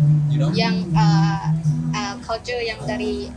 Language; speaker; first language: Indonesian; non-native, learner; Thai